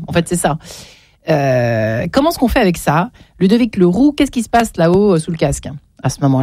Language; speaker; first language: French; native; French